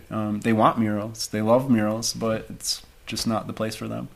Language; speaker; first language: English; native; English